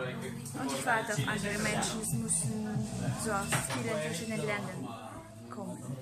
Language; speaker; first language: German; non-native, fluent; Russian